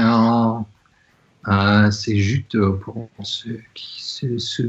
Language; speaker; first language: French; non-native, learner; English